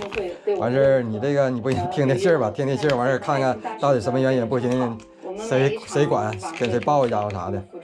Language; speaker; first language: Chinese; native; Chinese